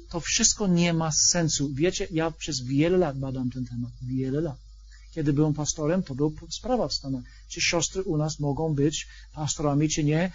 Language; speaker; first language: Polish; non-native, fluent; English